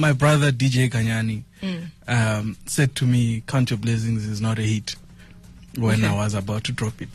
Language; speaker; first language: English; non-native, local second language; Venda